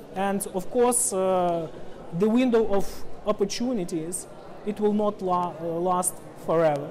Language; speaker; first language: English; non-native, fluent; Ukrainian